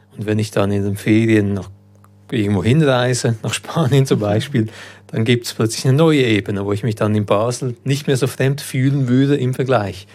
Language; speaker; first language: German; early bilingual, other home language; Croatian